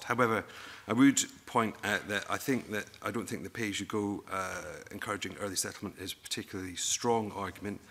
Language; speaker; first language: English; native; English